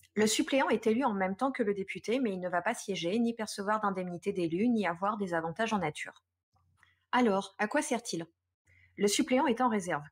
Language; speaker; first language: French; native; French